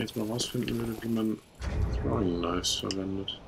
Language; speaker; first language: German; native; German